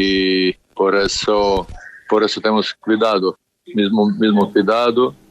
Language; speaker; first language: Portuguese; non-native, learner; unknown